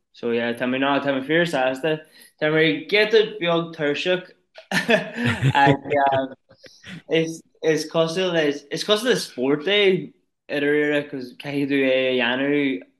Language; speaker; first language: Irish; non-native, local second language; English